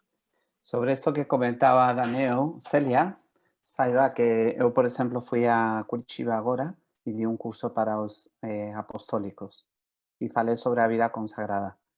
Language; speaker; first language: Portuguese; non-native, fluent; Spanish